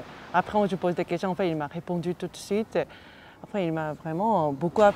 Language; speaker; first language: French; non-native, fluent; Korean